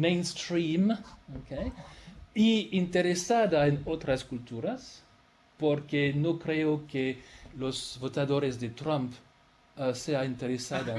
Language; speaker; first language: Spanish; non-native, fluent; French